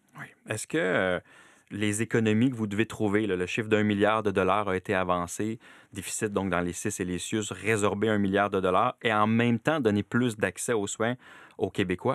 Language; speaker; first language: French; native; French